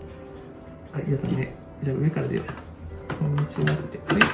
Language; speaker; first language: Japanese; native; Japanese